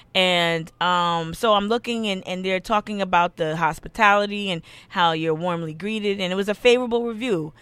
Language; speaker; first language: English; native; English